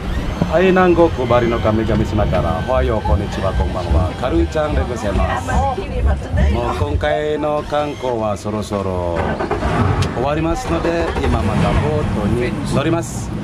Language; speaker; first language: Japanese; non-native, fluent; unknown